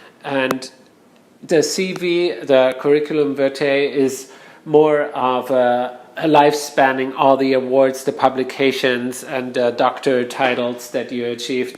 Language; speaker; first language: English; non-native, fluent; German